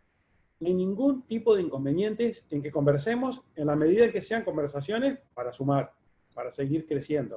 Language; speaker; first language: Spanish; native; Spanish